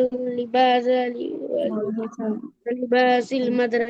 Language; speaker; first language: Arabic; non-native, learner; Bangla